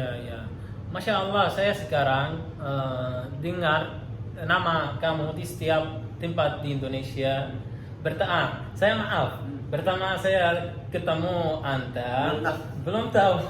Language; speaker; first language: Indonesian; non-native, learner; Arabic